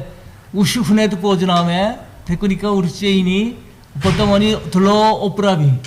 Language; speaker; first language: Czech; non-native, learner; Korean